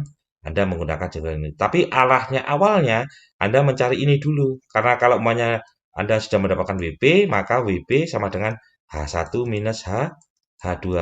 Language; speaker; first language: Indonesian; native; Indonesian